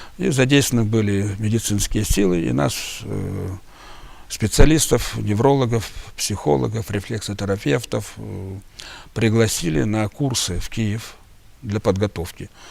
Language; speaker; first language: Russian; native; Russian